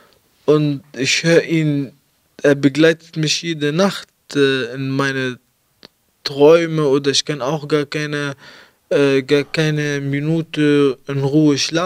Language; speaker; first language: German; early bilingual, other home language; Arabic